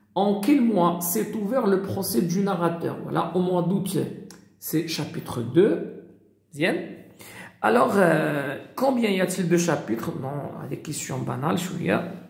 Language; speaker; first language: French; non-native, local second language; Arabic